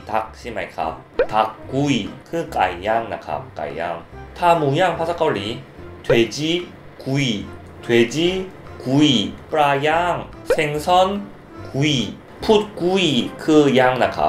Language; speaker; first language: Thai; non-native, fluent; Korean